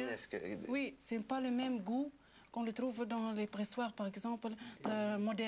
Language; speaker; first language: French; non-native, local second language; Arabic